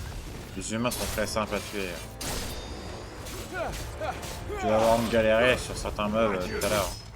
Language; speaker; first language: French; native; French